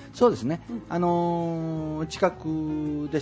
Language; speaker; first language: Japanese; native; Japanese